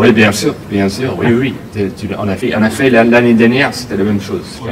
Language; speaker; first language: French; non-native, learner; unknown